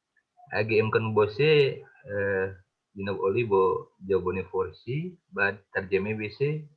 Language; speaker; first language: Persian; non-native, fluent; Indonesian